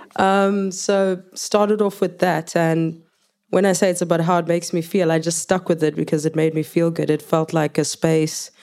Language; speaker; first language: English; non-native, local second language; Zulu